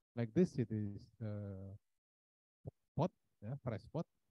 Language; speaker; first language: English; non-native, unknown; Indonesian